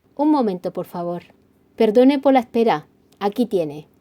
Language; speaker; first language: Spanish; non-native, fluent; Korean